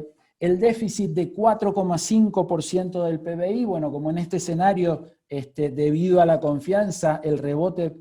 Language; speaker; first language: Spanish; native; Spanish